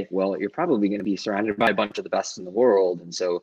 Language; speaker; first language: English; native; English